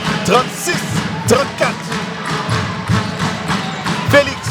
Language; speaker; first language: French; native; French